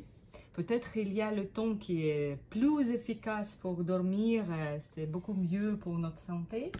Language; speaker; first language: French; non-native, fluent; Russian